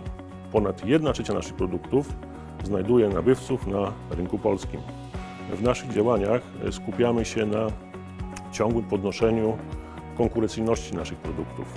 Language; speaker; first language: Polish; native; Polish